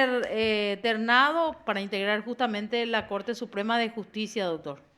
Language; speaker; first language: Spanish; native; Spanish